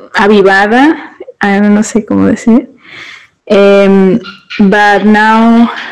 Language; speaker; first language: English; non-native, learner; Spanish